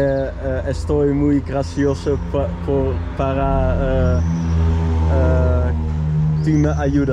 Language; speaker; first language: Spanish; non-native, learner; Dutch